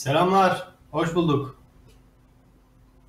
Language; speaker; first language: Turkish; native; Turkish